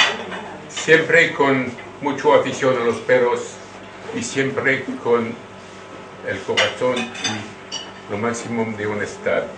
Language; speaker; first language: Spanish; non-native, learner; French